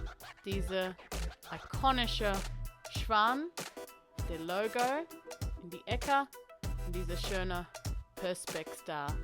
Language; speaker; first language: German; non-native, learner; English